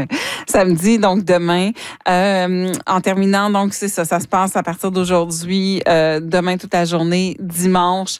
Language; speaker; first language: French; native; French